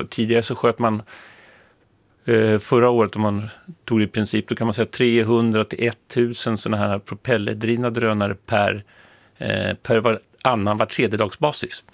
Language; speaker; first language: Swedish; native; Swedish